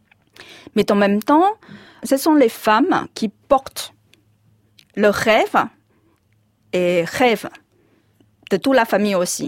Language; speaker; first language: French; non-native, fluent; Chinese